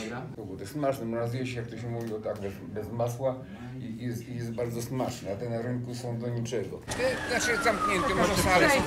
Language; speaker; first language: Polish; native; Polish